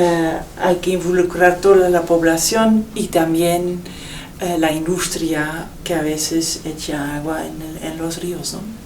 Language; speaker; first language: Spanish; non-native, fluent; Dutch